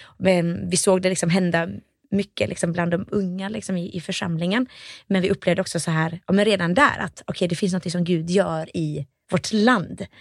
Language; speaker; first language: Swedish; early bilingual, other home language; Finnish